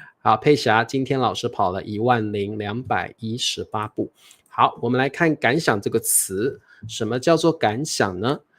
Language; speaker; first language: Chinese; native; Chinese